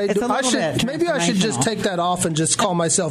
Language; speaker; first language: English; native; English